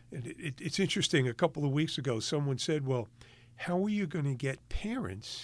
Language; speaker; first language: English; native; English